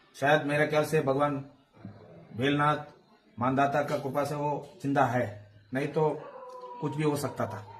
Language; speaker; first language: Hindi; non-native, local second language; Kannada